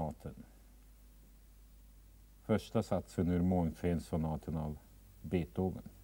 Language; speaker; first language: Swedish; non-native, fluent; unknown